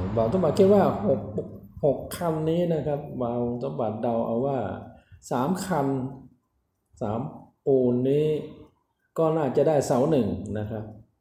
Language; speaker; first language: Thai; non-native, local second language; Northeastern Thai